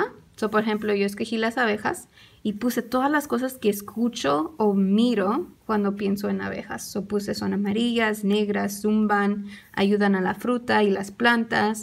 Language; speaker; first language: Spanish; early bilingual, heritage; English